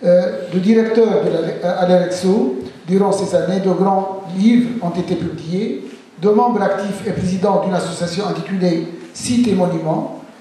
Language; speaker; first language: French; non-native, local second language; Arabic